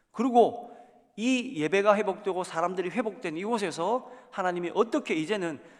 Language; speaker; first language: Korean; native; Korean